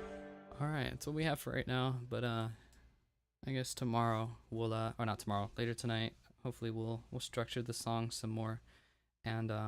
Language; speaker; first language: English; native; English